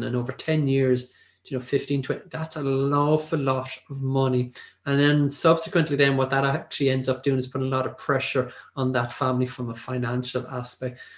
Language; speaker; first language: English; native; English